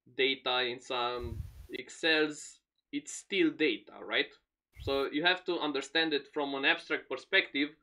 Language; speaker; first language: English; non-native, fluent; Romanian